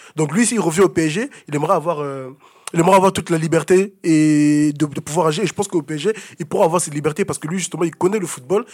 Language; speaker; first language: French; native; French